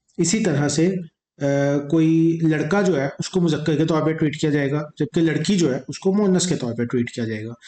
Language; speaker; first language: Urdu; native; Urdu